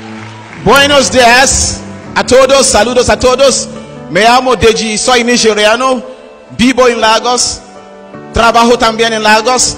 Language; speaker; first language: Spanish; non-native, learner; Yoruba